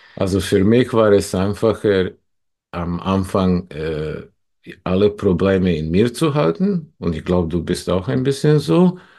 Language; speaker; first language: German; non-native, fluent; English